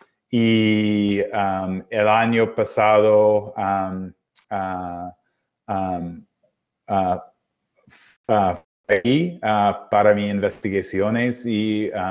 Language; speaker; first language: Spanish; non-native, learner; English